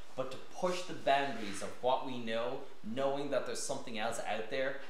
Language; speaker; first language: English; native; English